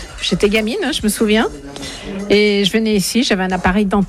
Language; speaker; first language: French; native; French